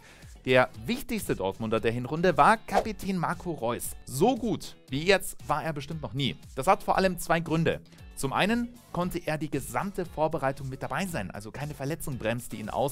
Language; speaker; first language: German; native; German